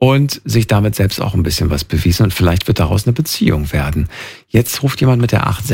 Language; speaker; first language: German; native; German